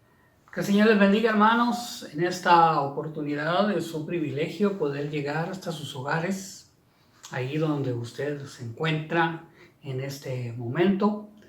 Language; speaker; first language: Spanish; native; Spanish